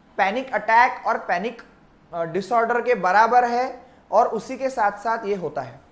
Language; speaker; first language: Hindi; non-native, local second language; Marathi